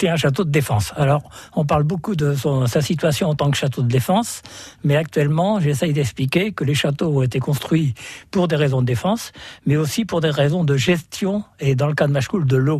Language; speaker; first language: French; native; French